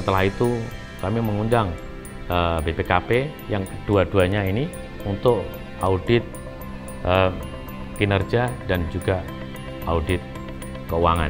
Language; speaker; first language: Indonesian; non-native, local second language; Javanese